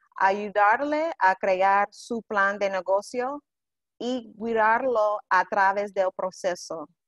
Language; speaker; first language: Spanish; non-native, fluent; English